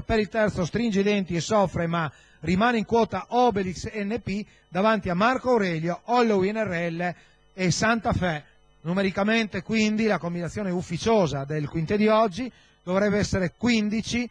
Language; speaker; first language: Italian; native; Italian